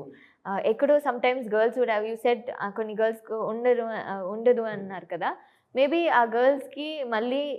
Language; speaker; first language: Telugu; non-native, fluent; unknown